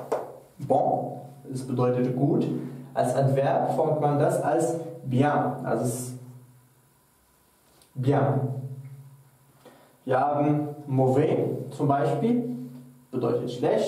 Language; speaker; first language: German; non-native, fluent; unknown